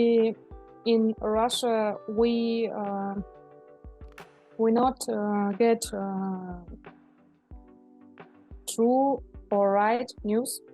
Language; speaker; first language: English; non-native, learner; Russian